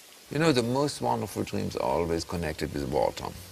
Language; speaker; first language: English; non-native, fluent; German